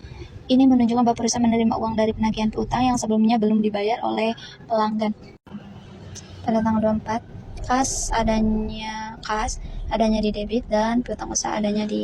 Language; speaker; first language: Indonesian; native; Indonesian